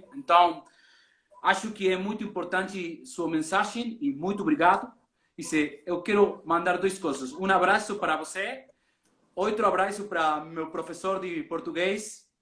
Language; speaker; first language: Portuguese; non-native, learner; Spanish